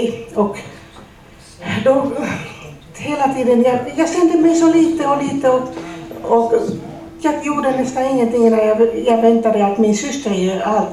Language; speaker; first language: Swedish; non-native, fluent; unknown